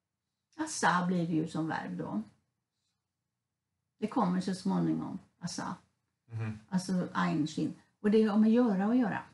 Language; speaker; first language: Swedish; native; Swedish